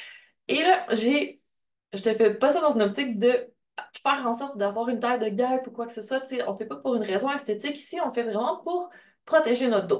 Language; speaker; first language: French; native; French